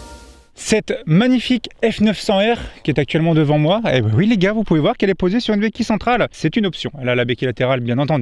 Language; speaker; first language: French; native; French